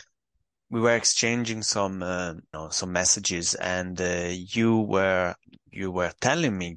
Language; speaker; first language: English; non-native, fluent; Italian